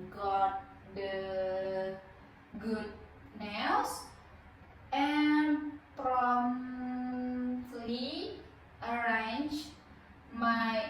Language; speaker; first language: English; non-native, learner; Indonesian